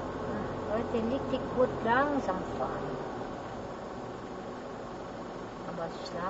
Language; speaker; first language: German; non-native, learner; Thai